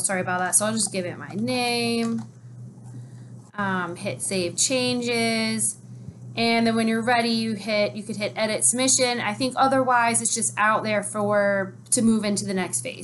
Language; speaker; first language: English; native; English